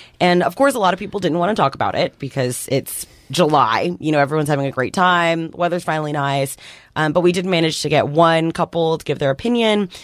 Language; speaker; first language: English; native; English